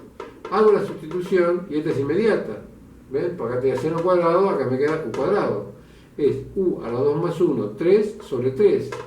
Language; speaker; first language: Spanish; native; Spanish